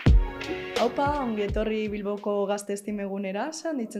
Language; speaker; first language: Basque; native; Basque